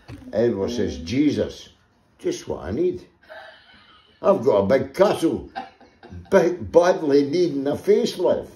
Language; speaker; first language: English; native; English